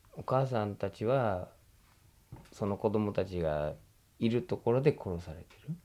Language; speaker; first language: Japanese; non-native, fluent; English